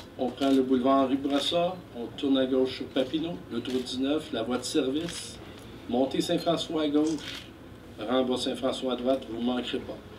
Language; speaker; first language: French; native; French